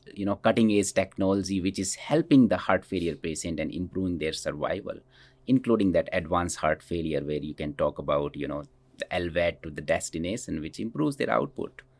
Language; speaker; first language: English; non-native, local second language; Hindi